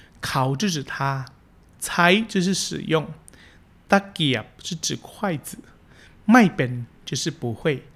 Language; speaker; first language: Chinese; early bilingual, heritage; Chinese